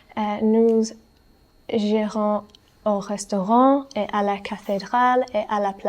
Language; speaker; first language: French; non-native, learner; English